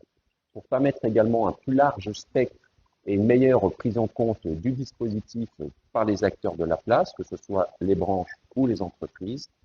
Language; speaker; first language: French; native; French